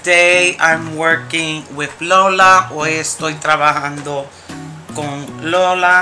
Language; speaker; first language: Spanish; early bilingual, heritage; Spanish